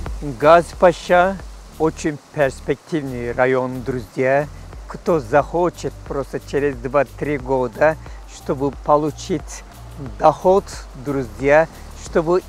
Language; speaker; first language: Russian; non-native, fluent; Turkish